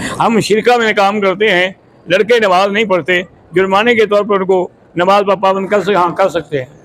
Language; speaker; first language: Urdu; native; Urdu